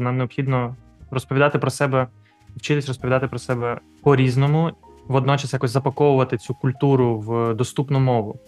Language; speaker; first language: Ukrainian; native; Ukrainian